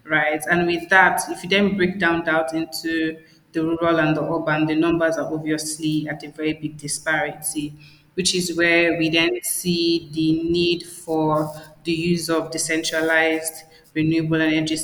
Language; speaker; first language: English; non-native, local second language; Igbo